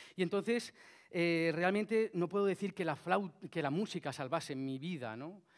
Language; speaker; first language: Spanish; native; Spanish